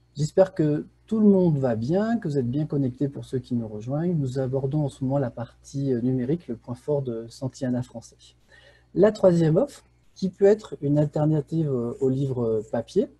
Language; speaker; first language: French; native; French